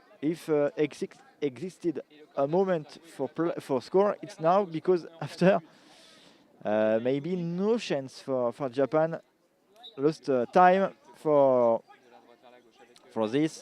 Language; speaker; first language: English; non-native, learner; French